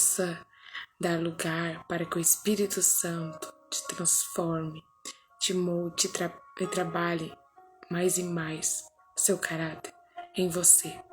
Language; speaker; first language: Portuguese; native; Portuguese